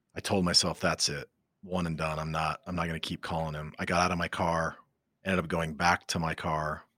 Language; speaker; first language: English; native; English